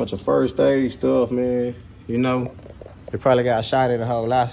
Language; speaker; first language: English; native; English